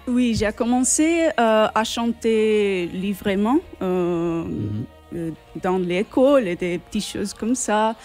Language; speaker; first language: French; non-native, fluent; Portuguese